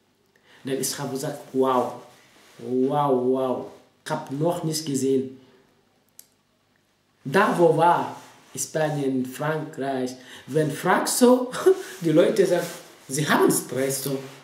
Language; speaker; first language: German; non-native, learner; French